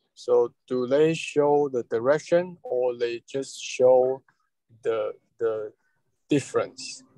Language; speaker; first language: English; non-native, fluent; Chinese